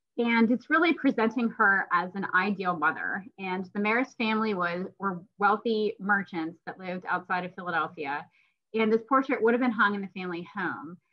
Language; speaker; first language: English; native; English